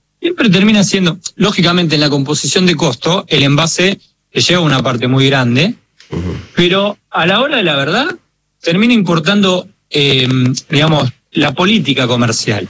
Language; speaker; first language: Spanish; native; Spanish